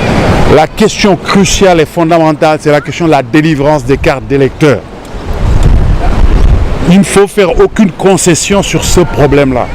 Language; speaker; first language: French; non-native, local second language; Wolof